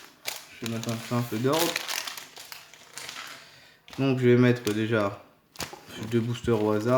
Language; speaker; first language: French; native; French